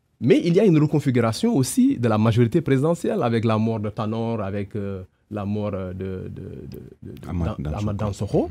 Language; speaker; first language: French; non-native, local second language; Wolof